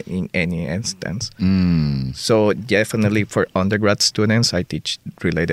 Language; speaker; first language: English; non-native, fluent; Spanish